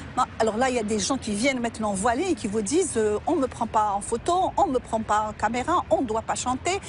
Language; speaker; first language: French; non-native, local second language; Kabyle